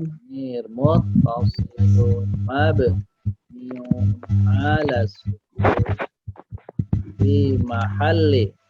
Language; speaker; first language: Arabic; non-native, fluent; Indonesian